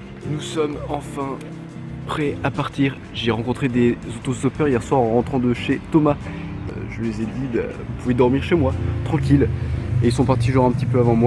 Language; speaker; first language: French; native; French